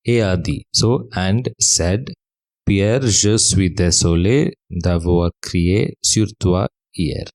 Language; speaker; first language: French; non-native, fluent; English